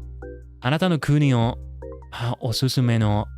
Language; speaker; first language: Japanese; non-native, learner; English